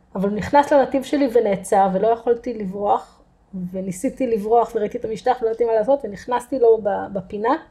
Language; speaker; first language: Hebrew; native; Hebrew